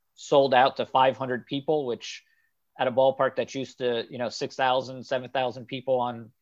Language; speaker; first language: English; native; English